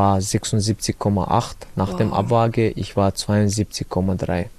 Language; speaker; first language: German; early bilingual, other home language; Chechen